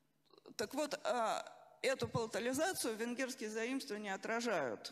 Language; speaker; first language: Russian; native; Russian